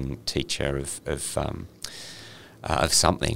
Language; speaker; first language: English; native; English